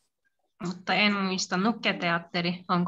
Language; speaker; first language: Finnish; non-native, learner; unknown